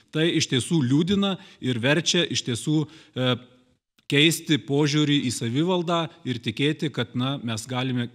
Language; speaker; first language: Lithuanian; native; Lithuanian